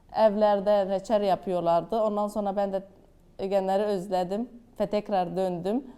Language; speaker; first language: Turkish; non-native, fluent; Arabic